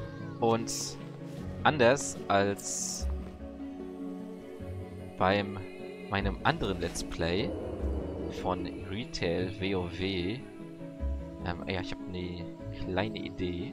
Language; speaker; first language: German; native; German